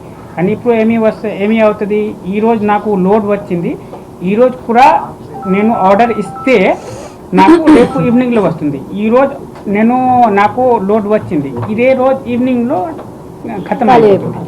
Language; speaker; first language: Telugu; non-native, fluent; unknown